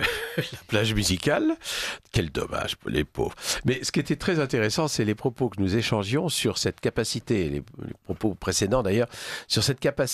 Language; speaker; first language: French; native; French